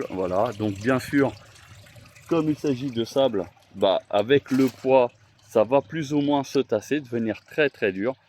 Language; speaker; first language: French; native; French